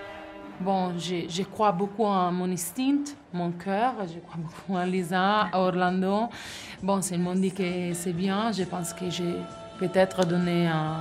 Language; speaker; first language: French; non-native, learner; Italian